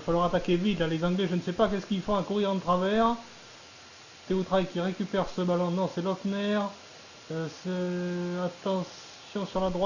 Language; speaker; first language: French; native; French